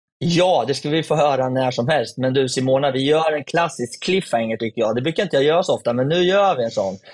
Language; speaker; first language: Swedish; native; Swedish